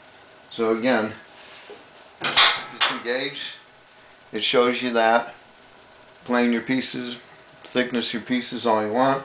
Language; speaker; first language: English; native; English